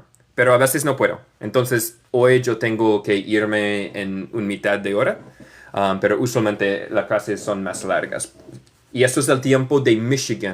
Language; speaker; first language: Spanish; non-native, learner; English